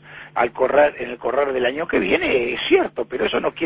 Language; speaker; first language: Spanish; native; Spanish